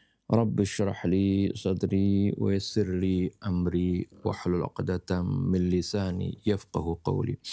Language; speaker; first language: Arabic; non-native, fluent; Indonesian